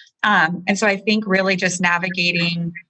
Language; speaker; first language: English; native; English